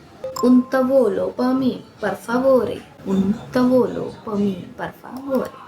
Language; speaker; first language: Italian; non-native, learner; Bhojpuri